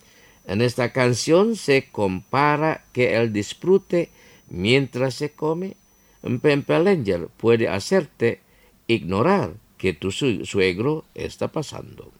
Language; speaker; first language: Spanish; non-native, fluent; Indonesian